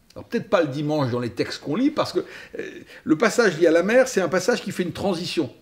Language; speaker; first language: French; native; French